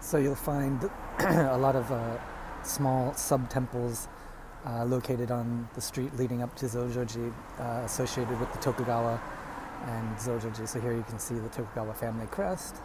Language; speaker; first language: English; native; English